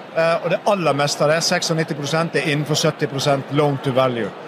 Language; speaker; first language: Norwegian; native; Norwegian